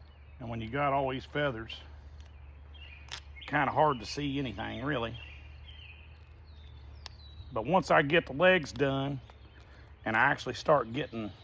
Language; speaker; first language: English; native; English